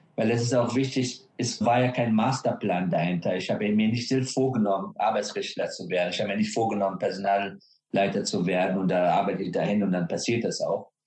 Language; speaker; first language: German; non-native, fluent; Persian